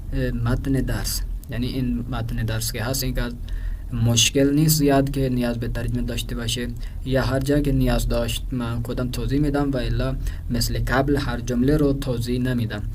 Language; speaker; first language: Persian; non-native, fluent; Urdu